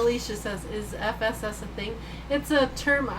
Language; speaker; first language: English; native; English